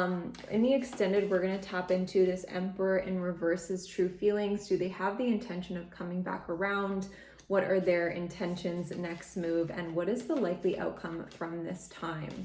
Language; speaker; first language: English; native; English